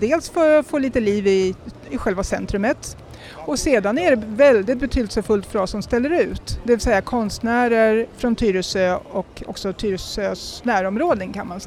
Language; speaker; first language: Swedish; native; Swedish